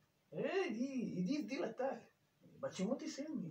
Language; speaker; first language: Russian; non-native, learner; Turkish